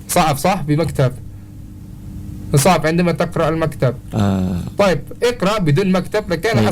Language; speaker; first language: Arabic; non-native, fluent; Indonesian